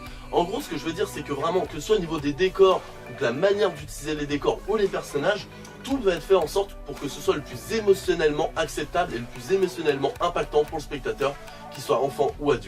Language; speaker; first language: French; native; French